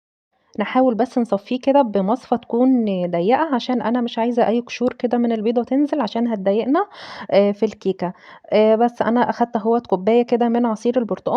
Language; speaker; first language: Arabic; native; Arabic